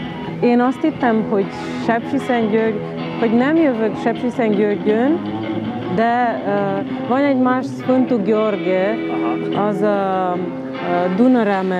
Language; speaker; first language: Hungarian; non-native, local second language; Romanian